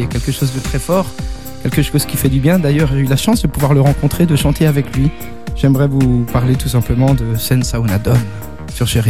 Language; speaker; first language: French; native; French